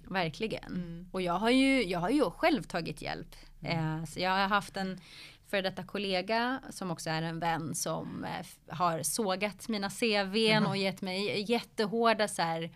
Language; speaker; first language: Swedish; early bilingual, other home language; Arabic